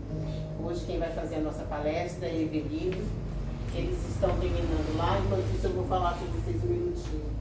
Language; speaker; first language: Portuguese; native; Portuguese